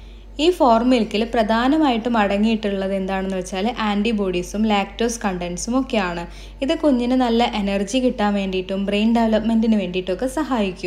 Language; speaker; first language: Malayalam; native; Malayalam